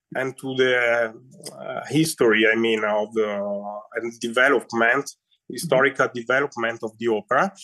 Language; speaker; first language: English; non-native, fluent; Italian